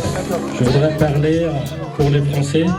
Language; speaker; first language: French; non-native, learner; Mongolian